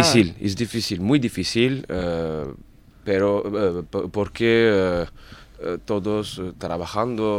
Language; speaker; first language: Spanish; non-native, learner; French